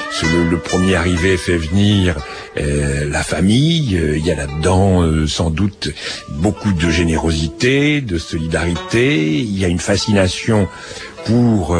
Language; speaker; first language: French; native; French